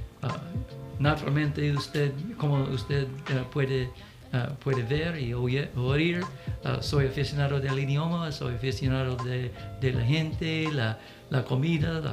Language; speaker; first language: Spanish; non-native, learner; English